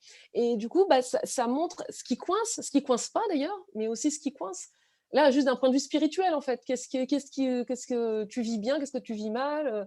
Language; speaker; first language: French; native; French